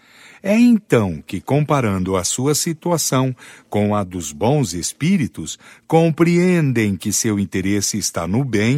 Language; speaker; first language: Portuguese; native; Portuguese